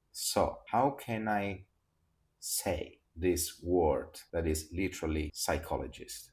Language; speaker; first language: English; non-native, fluent; Italian